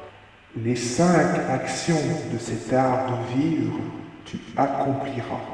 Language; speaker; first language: French; native; French